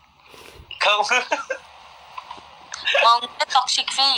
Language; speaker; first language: Vietnamese; non-native, learner; Indonesian